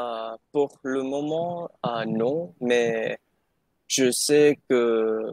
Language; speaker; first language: French; non-native, learner; English